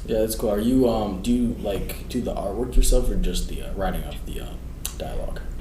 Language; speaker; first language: English; native; English